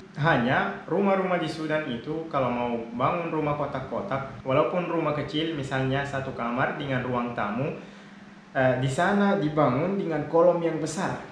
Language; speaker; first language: Indonesian; non-native, fluent; Arabic